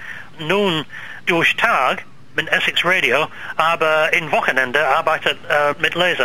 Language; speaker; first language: German; non-native, learner; English